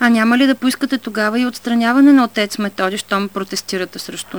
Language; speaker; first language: Bulgarian; native; Bulgarian